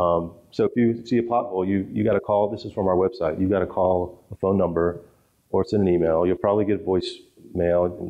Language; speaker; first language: English; native; English